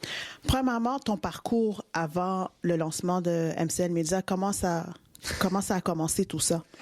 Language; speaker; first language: French; native; French